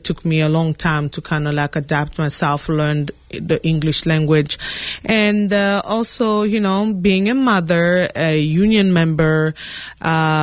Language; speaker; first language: English; non-native, fluent; French